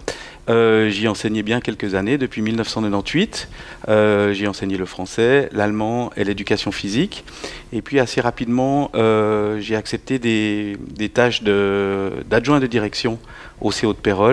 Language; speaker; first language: French; native; French